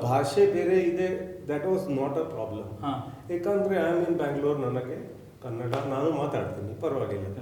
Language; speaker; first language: Kannada; non-native, learner; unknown